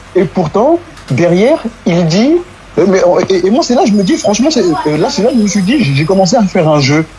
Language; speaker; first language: French; non-native, local second language; Wolof